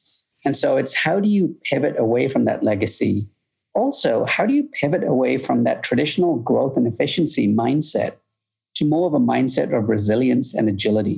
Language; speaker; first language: English; native; English